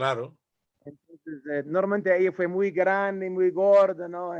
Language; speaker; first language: Spanish; non-native, learner; English